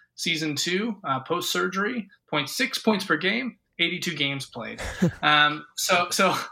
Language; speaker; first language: English; native; English